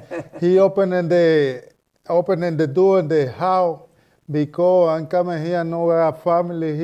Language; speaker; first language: English; non-native, learner; Spanish